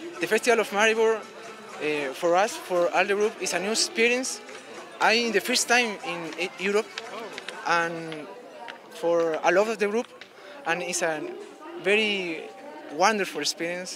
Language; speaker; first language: English; non-native, learner; Spanish